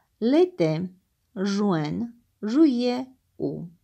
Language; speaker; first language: French; non-native, fluent; Armenian